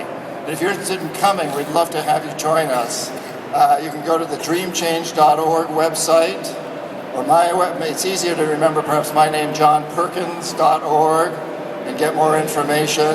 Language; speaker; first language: English; native; English